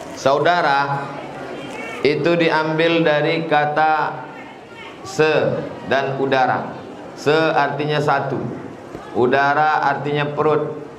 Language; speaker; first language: Indonesian; native; Indonesian